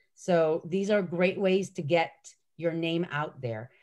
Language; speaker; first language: English; non-native, fluent; Hebrew